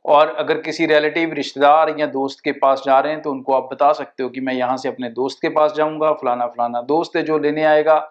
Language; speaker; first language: Hindi; non-native, local second language; Punjabi